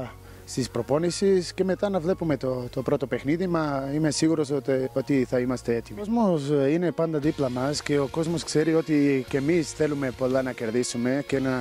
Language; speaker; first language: Greek; non-native, fluent; Portuguese